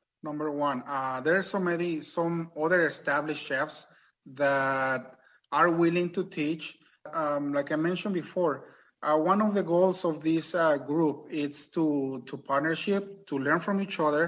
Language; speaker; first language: English; non-native, fluent; Spanish